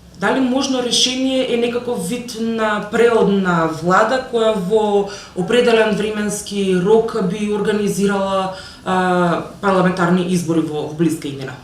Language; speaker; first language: Macedonian; native; Macedonian